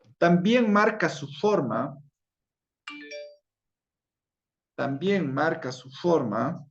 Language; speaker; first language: Spanish; native; Spanish